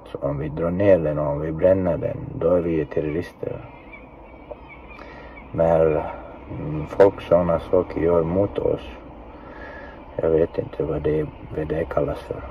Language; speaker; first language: Swedish; non-native, fluent; Chechen